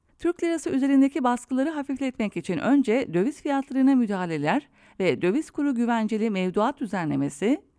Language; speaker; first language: Turkish; native; Turkish